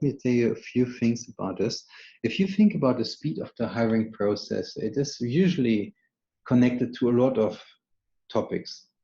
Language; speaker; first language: English; non-native, fluent; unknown